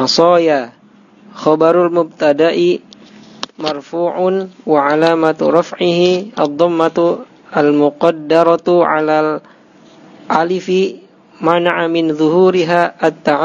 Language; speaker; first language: Arabic; non-native, learner; Indonesian